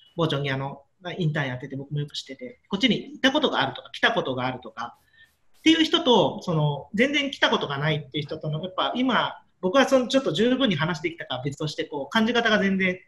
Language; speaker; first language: Japanese; native; Japanese